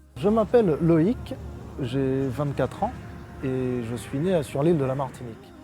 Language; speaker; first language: French; native; French